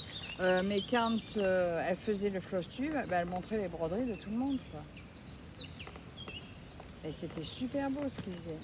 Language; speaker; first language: French; native; French